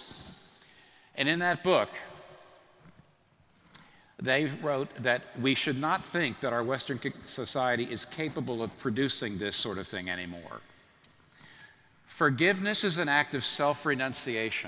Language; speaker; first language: English; native; English